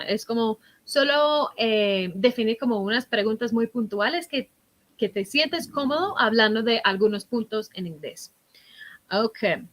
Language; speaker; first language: Spanish; non-native, fluent; English